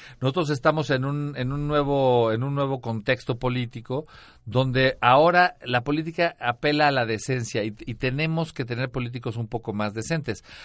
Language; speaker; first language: Spanish; native; Spanish